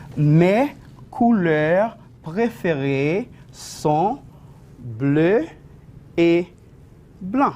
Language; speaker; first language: French; non-native, fluent; Spanish